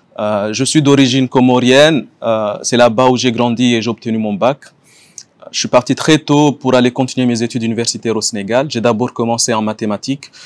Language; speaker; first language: French; non-native, local second language; Ngazidja Comorian